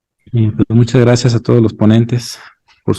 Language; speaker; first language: Spanish; native; Spanish